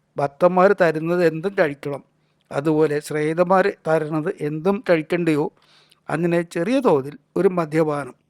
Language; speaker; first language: Malayalam; native; Malayalam